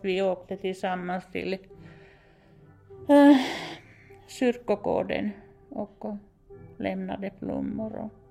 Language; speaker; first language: Swedish; non-native, fluent; Finnish